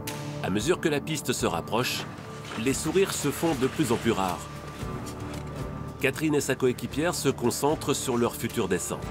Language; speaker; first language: French; native; French